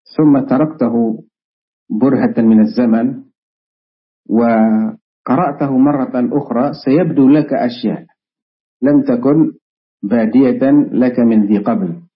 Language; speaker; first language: Arabic; non-native, fluent; Indonesian